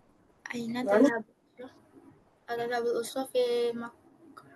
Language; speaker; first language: Arabic; non-native, learner; Indonesian